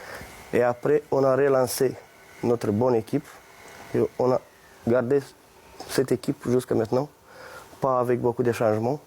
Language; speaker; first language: French; non-native, fluent; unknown